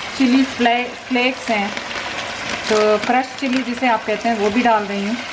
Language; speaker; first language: Urdu; native; Urdu